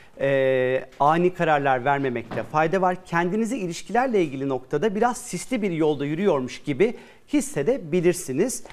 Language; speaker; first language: Turkish; native; Turkish